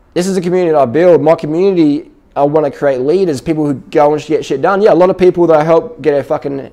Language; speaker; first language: English; native; English